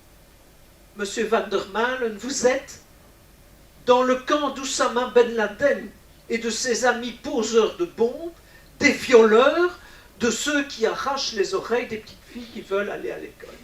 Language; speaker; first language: French; native; French